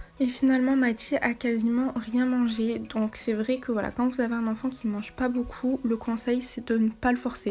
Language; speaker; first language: French; native; French